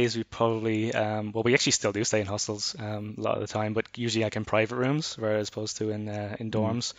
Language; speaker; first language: English; native; English